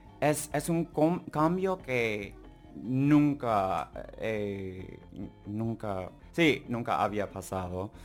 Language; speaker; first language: Spanish; non-native, learner; English